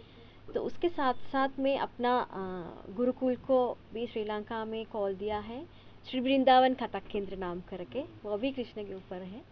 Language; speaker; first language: Hindi; non-native, fluent; Sinhala